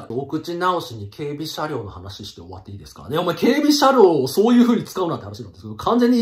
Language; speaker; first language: Japanese; native; Japanese